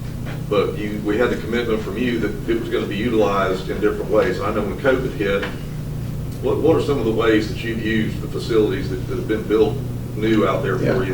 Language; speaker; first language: English; native; English